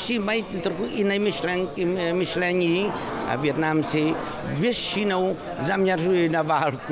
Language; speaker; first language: Czech; non-native, fluent; Vietnamese